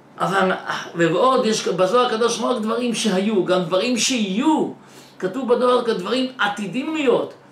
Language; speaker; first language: Hebrew; native; Hebrew